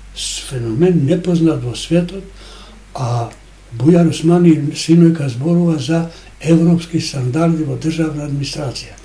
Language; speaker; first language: Macedonian; non-native, local second language; Albanian